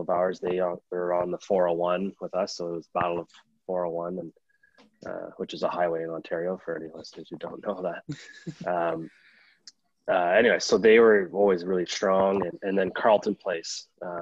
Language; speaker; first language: English; native; English